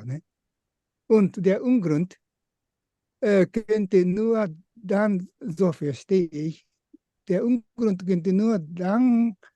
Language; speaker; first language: German; non-native, fluent; Japanese